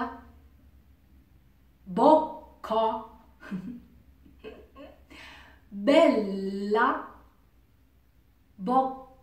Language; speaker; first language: Italian; non-native, learner; Japanese